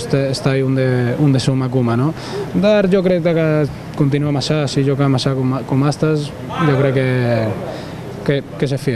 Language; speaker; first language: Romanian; non-native, learner; Spanish